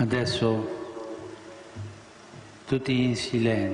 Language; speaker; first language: Italian; non-native, fluent; Spanish